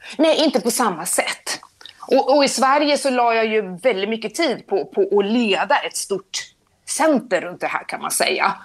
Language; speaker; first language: Swedish; native; Swedish